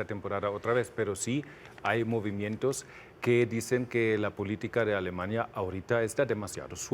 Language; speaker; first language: Spanish; non-native, fluent; German